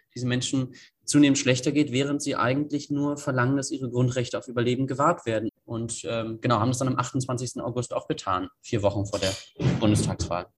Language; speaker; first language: German; native; German